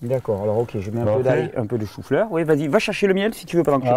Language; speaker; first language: French; native; French